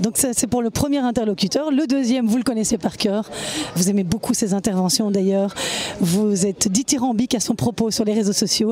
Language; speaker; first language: French; native; French